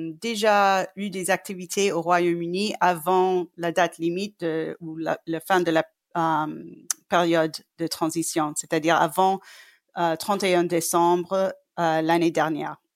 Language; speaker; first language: French; non-native, fluent; English